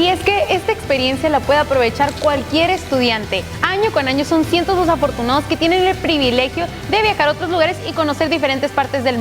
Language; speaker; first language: Spanish; native; Spanish